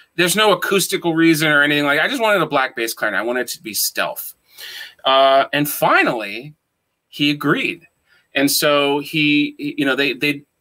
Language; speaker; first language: English; native; English